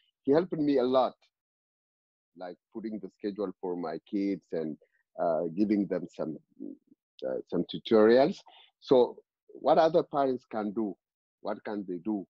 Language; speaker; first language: English; non-native, fluent; Amharic